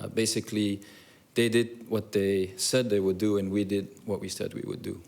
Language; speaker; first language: English; non-native, fluent; Dutch